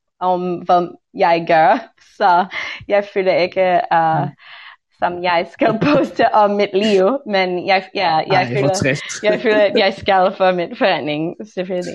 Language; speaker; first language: Norwegian; non-native, learner; English